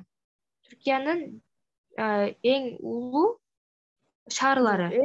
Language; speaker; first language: Turkish; non-native, learner; Kyrgyz